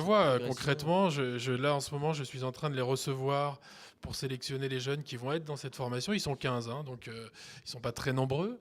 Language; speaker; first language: French; native; French